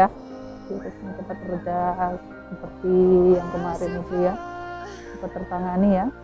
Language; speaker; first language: Indonesian; non-native, local second language; Javanese